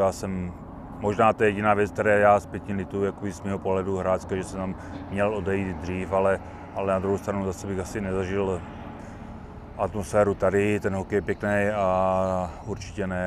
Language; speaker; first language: Czech; native; Czech